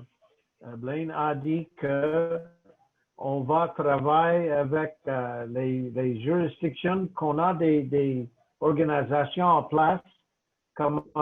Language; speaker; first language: French; non-native, local second language; English